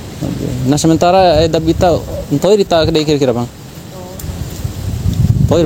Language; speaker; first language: Indonesian; native; Indonesian